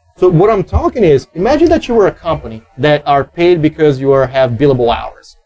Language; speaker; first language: English; non-native, fluent; Portuguese